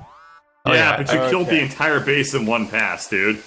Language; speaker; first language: English; native; English